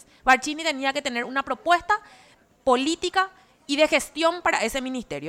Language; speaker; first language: Spanish; native; Spanish